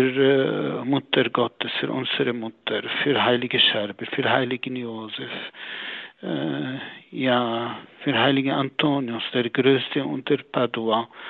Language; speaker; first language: German; non-native, fluent; Arabic